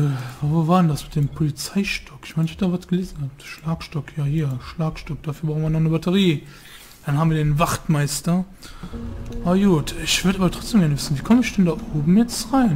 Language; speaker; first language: German; native; German